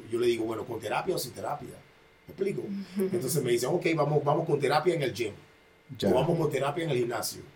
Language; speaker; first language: English; non-native, fluent; Spanish